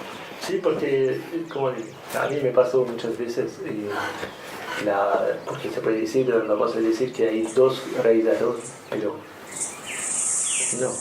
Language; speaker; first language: Spanish; non-native, learner; French